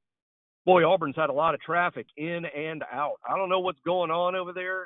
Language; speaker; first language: English; native; English